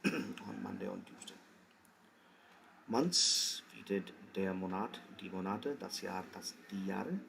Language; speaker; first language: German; non-native, fluent; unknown